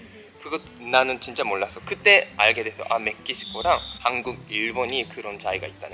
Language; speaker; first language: Korean; non-native, fluent; Japanese